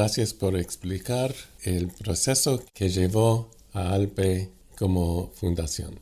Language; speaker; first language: Spanish; non-native, fluent; English